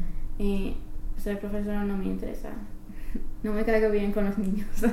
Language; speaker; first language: Spanish; non-native, learner; English